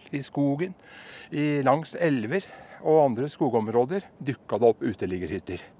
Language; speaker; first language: Norwegian; native; Norwegian